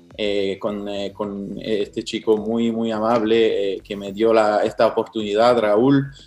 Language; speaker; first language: Spanish; non-native, fluent; French